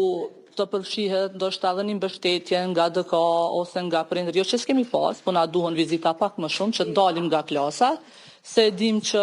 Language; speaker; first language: Albanian; native; Albanian